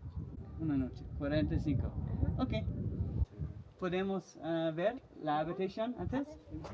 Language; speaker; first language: Spanish; non-native, learner; English